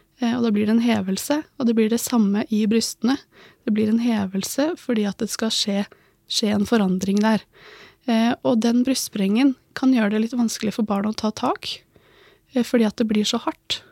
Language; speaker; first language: Norwegian; native; Norwegian